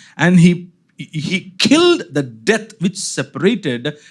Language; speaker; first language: English; non-native, local second language; Telugu